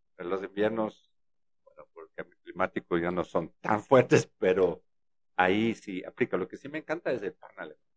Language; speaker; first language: Spanish; non-native, fluent; German